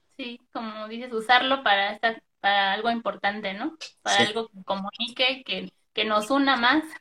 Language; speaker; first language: Spanish; native; Spanish